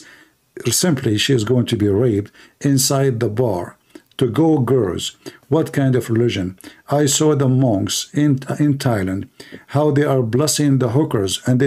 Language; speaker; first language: English; non-native, fluent; Arabic